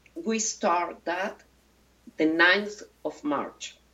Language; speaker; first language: English; non-native, fluent; Spanish